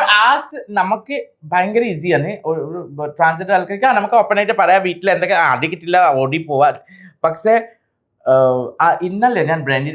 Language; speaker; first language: Malayalam; non-native, fluent; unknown